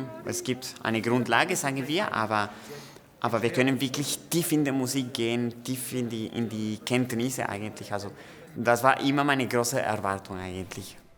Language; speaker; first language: German; non-native, fluent; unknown